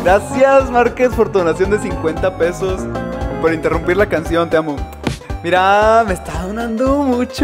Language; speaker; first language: Spanish; native; Spanish